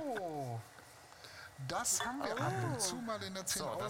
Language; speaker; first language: German; native; German